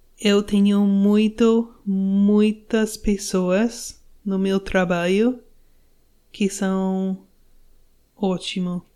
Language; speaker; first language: Portuguese; non-native, learner; English